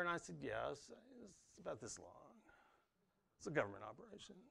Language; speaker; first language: English; native; English